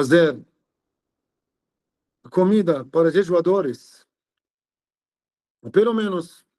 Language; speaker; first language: Portuguese; non-native, fluent; Arabic